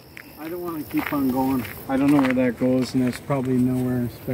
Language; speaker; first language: English; native; English